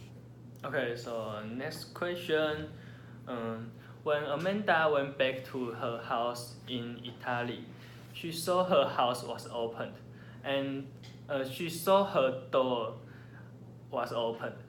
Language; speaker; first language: English; non-native, learner; Chinese